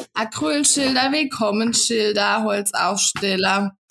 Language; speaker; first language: German; native; German